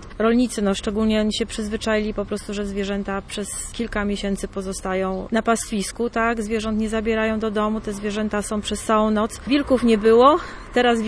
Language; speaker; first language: Polish; native; Polish